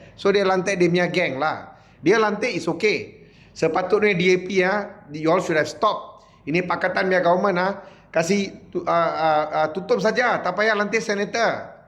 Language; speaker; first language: Malay; non-native, local second language; Punjabi